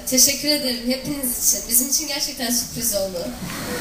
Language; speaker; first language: Turkish; early bilingual, other home language; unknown